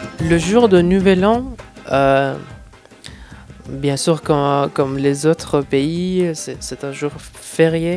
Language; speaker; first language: French; non-native, fluent; Persian